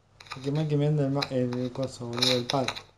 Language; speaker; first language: Spanish; native; Spanish